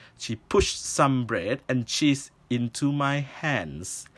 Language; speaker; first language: English; non-native, fluent; Thai